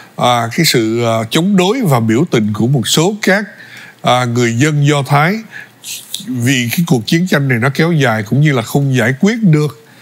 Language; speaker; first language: Vietnamese; early bilingual, other home language; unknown